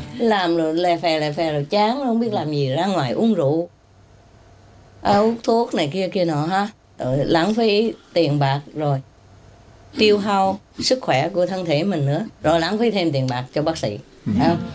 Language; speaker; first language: Vietnamese; native; Vietnamese